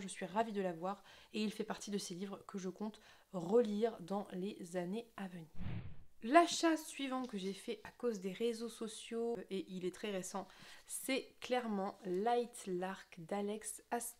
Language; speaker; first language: French; native; French